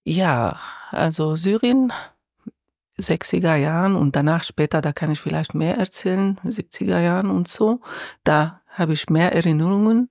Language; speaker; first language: German; non-native, learner; Arabic